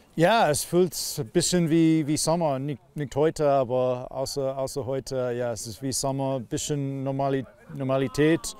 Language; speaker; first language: German; non-native, learner; English